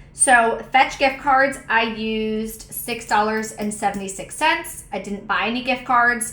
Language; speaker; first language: English; native; English